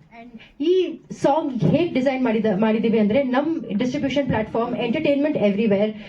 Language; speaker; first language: Kannada; non-native, local second language; Tamil